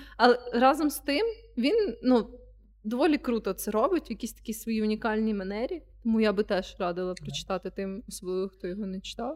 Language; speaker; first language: Ukrainian; non-native, local second language; Russian